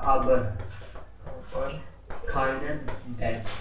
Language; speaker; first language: German; non-native, learner; Hindi